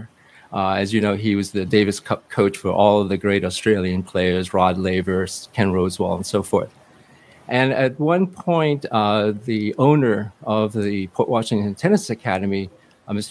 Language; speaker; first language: English; early bilingual, other home language; Cantonese